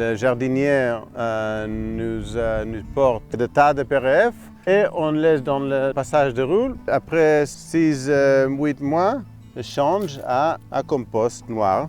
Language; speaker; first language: French; non-native, fluent; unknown